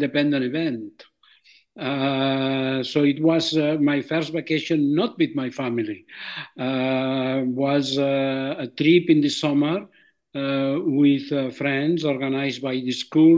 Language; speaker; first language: English; non-native, fluent; Catalan